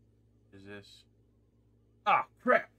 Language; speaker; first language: English; native; English